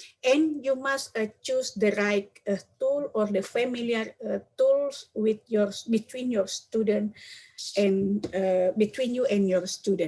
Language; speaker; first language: English; non-native, learner; Indonesian